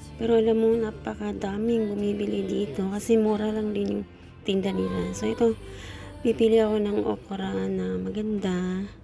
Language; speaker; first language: Filipino; non-native, local second language; Cebuano